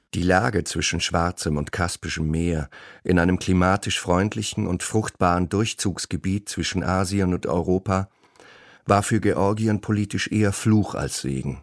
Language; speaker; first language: German; native; German